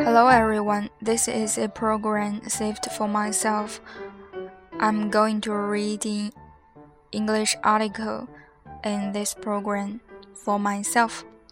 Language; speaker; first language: English; non-native, fluent; Chinese